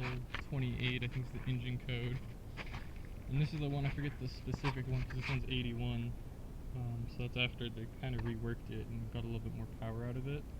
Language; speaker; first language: English; native; English